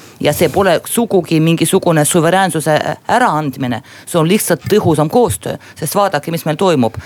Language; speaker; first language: Estonian; non-native, local second language; Russian